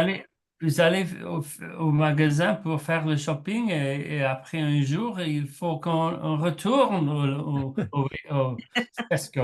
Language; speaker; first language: French; non-native, learner; English